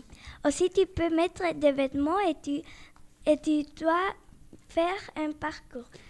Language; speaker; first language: French; non-native, learner; Spanish